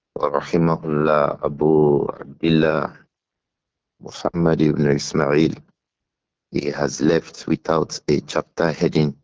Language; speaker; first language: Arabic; non-native, fluent; Yoruba